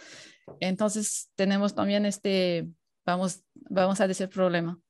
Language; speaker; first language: Spanish; non-native, fluent; French